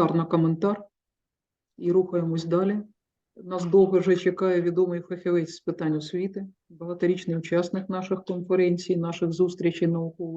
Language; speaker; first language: Ukrainian; native; Ukrainian